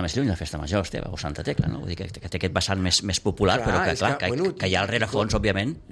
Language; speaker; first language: Catalan; native; Catalan